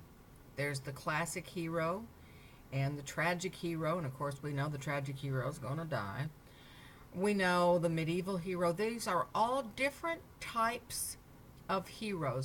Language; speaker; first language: English; native; English